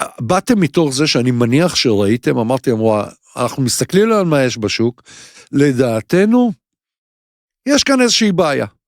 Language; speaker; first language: Hebrew; native; Hebrew